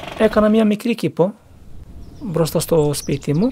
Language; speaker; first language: Greek; non-native, learner; Turkish